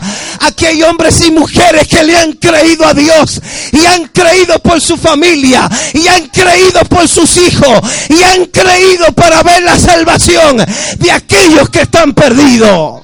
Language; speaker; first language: Spanish; native; Spanish